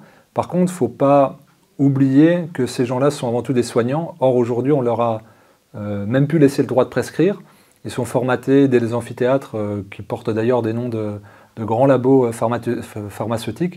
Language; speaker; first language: French; native; French